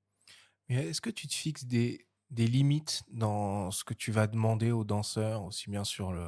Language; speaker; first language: French; native; French